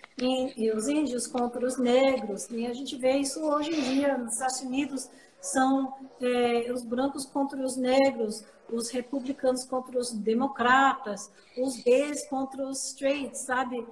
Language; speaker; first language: Portuguese; non-native, fluent; English